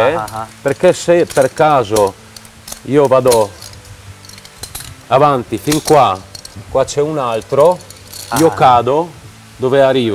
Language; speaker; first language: Italian; non-native, fluent; Czech